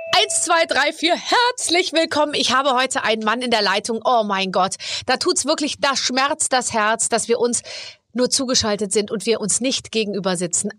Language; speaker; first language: German; native; German